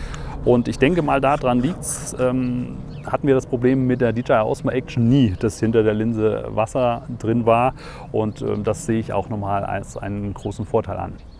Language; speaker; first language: German; native; German